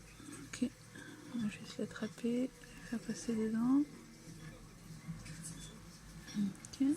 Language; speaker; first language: French; native; French